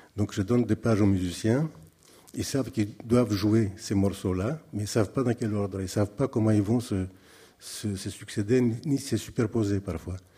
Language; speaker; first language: French; non-native, fluent; Greek